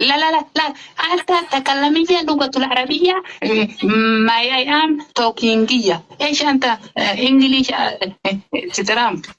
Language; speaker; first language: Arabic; non-native, learner; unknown